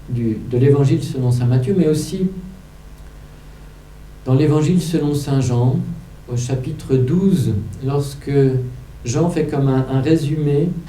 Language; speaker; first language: French; native; French